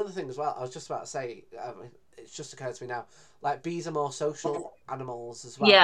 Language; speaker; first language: English; native; English